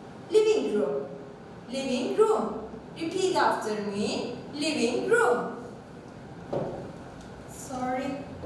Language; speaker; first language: English; non-native, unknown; Turkish